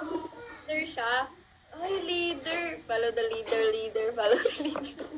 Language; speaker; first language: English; non-native, local second language; Filipino